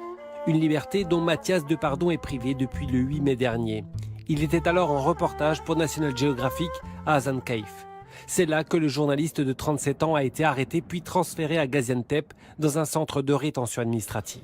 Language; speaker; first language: French; native; French